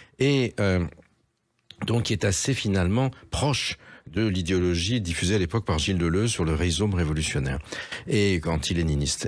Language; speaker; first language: French; native; French